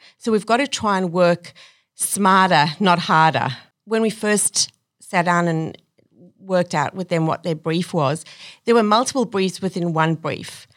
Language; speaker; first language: English; native; English